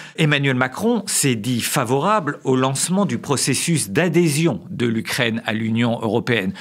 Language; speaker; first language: French; native; French